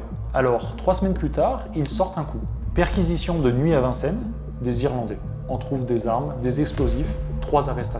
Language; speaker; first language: French; native; French